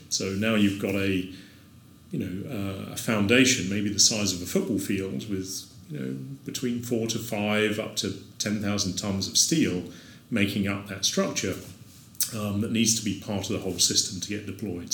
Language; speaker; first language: English; native; English